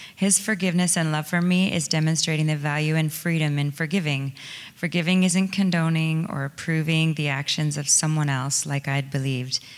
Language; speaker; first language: English; native; English